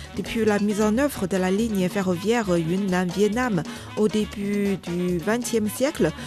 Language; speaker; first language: French; non-native, fluent; Ukrainian